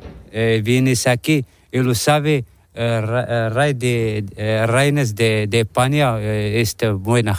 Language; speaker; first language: Spanish; non-native, learner; Arabic